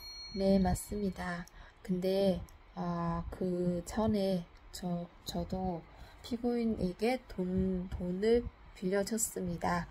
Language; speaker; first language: Korean; non-native, fluent; Vietnamese